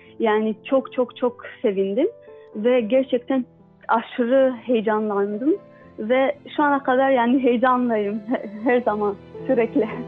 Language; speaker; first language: Turkish; non-native, learner; Albanian